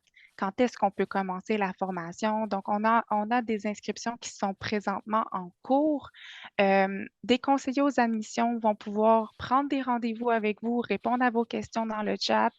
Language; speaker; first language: French; native; French